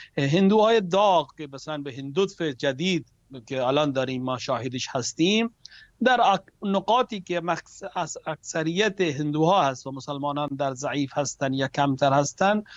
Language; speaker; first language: Persian; non-native, fluent; Urdu